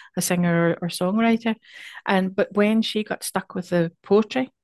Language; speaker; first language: English; native; English